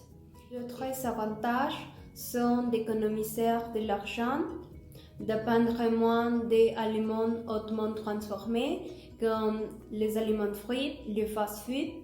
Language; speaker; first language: French; non-native, learner; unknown